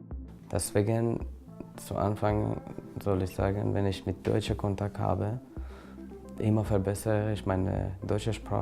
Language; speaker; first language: German; non-native, learner; Persian